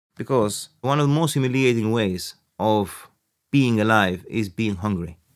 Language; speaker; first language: English; early bilingual, other home language; Albanian